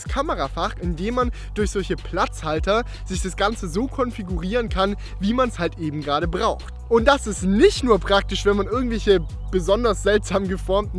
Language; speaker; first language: German; native; German